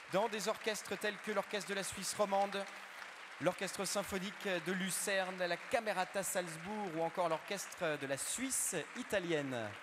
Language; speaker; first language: French; native; French